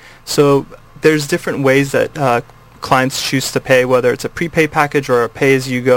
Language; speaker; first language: English; native; English